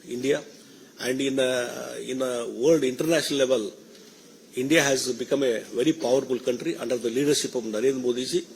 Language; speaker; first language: English; non-native, local second language; Kannada